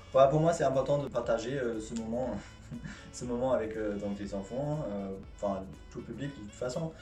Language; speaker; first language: French; non-native, fluent; German